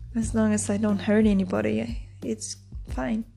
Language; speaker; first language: English; non-native, fluent; Icelandic